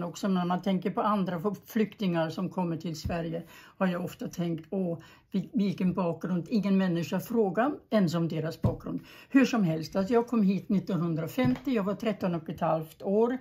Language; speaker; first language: Swedish; early bilingual, other home language; German